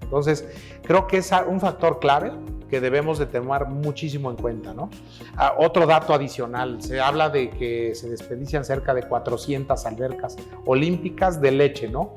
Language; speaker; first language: Spanish; native; Spanish